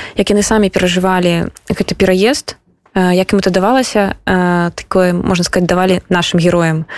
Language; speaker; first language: Belarusian; non-native, local second language; Russian